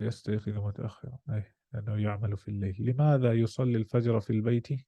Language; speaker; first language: Arabic; non-native, fluent; English